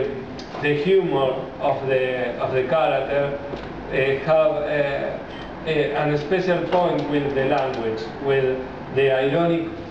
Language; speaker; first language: English; non-native, learner; Spanish